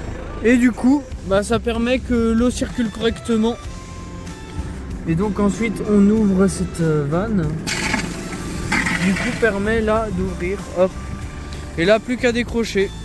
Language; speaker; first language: French; native; French